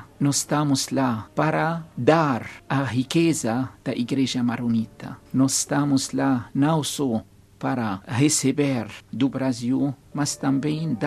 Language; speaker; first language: Portuguese; non-native, fluent; Arabic